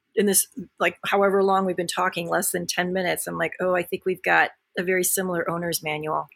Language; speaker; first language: English; early bilingual, other home language; Japanese